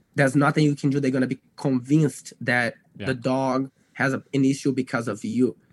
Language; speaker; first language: English; non-native, fluent; Portuguese